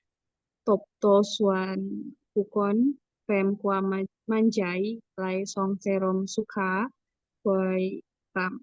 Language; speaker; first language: Thai; non-native, learner; Indonesian